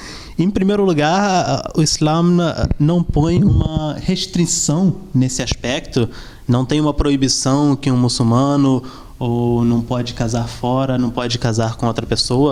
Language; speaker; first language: Portuguese; early bilingual, other home language; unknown